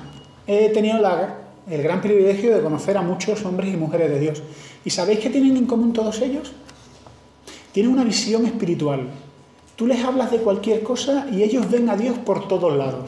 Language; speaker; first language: Spanish; native; Spanish